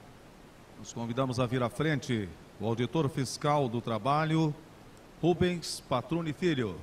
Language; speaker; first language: Portuguese; native; Portuguese